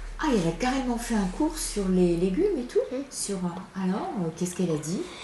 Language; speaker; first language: French; native; French